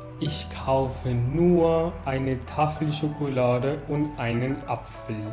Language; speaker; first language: German; non-native, fluent; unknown